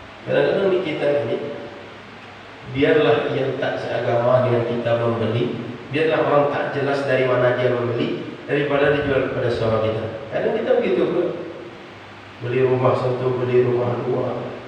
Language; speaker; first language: Indonesian; non-native, local second language; Malay